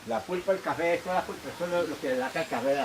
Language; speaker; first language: Spanish; native; Spanish